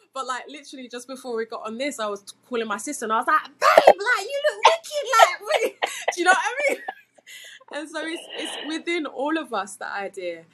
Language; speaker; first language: English; native; English